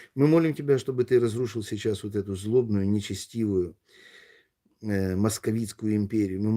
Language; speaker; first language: Russian; native; Russian